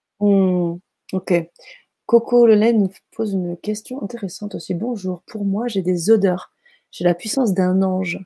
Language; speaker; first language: French; native; French